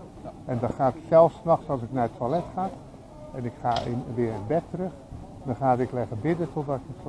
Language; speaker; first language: Dutch; native; Dutch